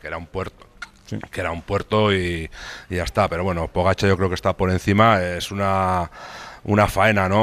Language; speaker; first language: Spanish; native; Spanish